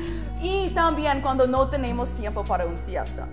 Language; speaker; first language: Spanish; non-native, learner; English